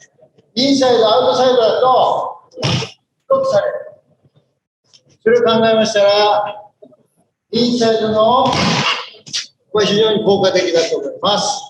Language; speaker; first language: Japanese; native; Japanese